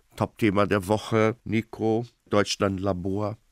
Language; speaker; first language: German; non-native, fluent; Portuguese